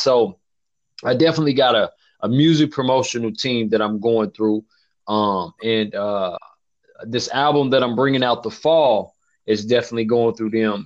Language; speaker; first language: English; native; English